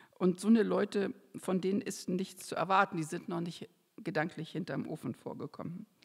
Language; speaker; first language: German; native; German